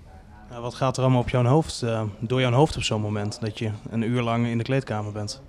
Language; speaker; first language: Dutch; native; Dutch